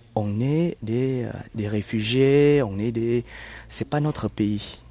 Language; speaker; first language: French; early bilingual, other home language; Vietnamese